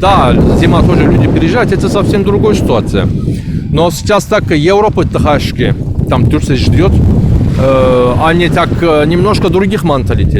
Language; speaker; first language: Russian; non-native, learner; Turkish